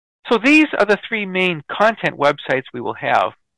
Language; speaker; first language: English; native; English